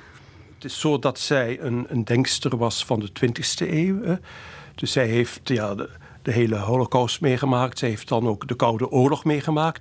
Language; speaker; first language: Dutch; native; Dutch